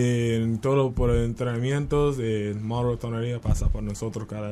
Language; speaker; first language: Spanish; non-native, learner; English